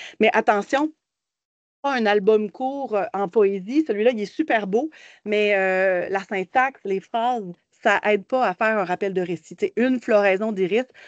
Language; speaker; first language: French; native; French